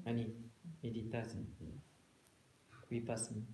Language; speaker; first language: Russian; non-native, learner; Sinhala